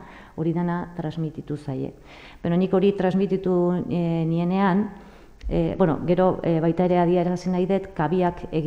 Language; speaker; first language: Basque; native; Basque